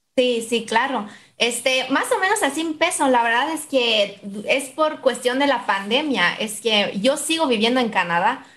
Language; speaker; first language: Spanish; non-native, fluent; French